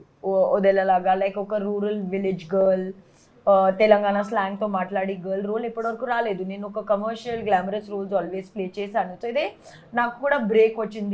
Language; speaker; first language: Telugu; non-native, learner; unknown